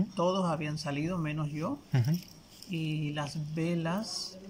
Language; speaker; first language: Spanish; native; Spanish